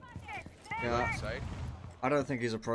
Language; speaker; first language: English; native; English